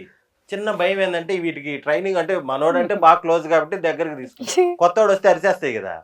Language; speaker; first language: Telugu; native; Telugu